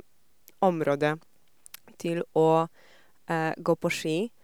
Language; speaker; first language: Norwegian; non-native, learner; Polish